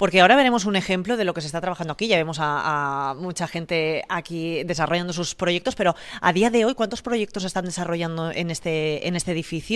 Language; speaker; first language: Spanish; native; Spanish